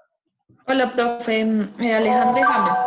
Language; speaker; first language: Spanish; native; Spanish